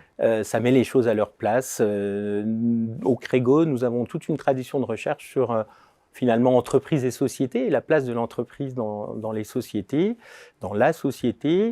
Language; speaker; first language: French; native; French